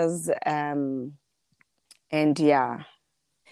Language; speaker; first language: English; non-native, local second language; Southern Sotho